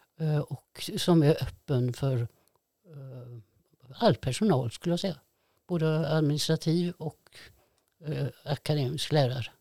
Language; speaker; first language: Swedish; native; Swedish